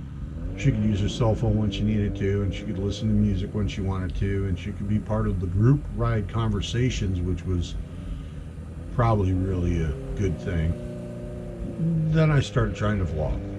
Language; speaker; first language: English; native; English